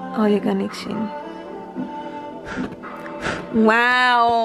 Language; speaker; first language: Dutch; non-native, learner; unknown